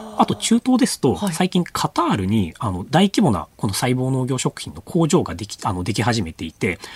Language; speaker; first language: Japanese; native; Japanese